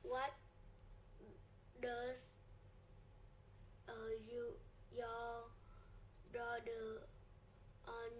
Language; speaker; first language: English; non-native, learner; Vietnamese